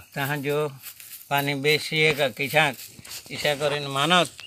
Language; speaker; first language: Hindi; non-native, local second language; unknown